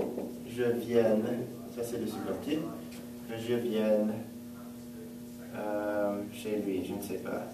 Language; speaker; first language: French; non-native, fluent; English